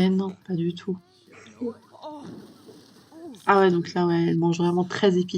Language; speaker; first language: French; native; French